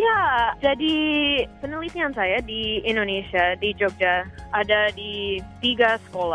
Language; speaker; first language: Indonesian; non-native, fluent; English